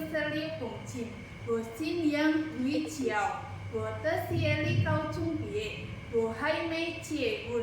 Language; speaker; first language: Chinese; non-native, learner; Indonesian